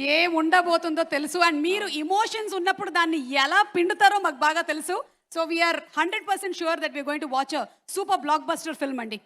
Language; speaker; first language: Telugu; native; Telugu